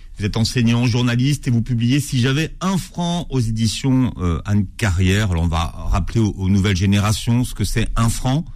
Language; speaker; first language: French; native; French